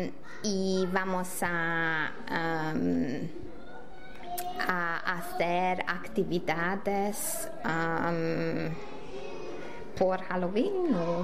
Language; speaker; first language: Spanish; non-native, learner; English